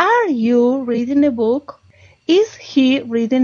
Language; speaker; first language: English; non-native, learner; Spanish